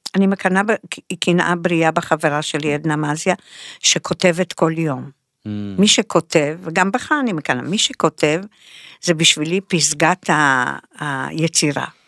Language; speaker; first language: Hebrew; non-native, fluent; Spanish